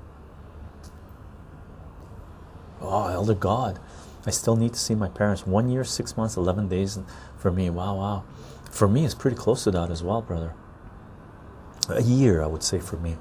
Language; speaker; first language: English; non-native, fluent; Armenian